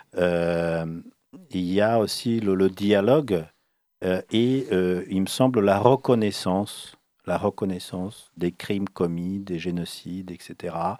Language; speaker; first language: French; early bilingual, other home language; Bosnian